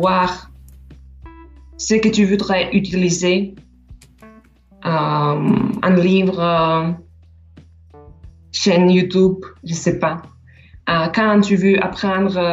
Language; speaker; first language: French; non-native, fluent; Slovak